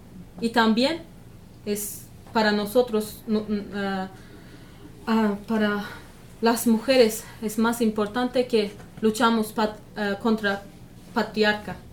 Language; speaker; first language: Spanish; non-native, learner; Kurdish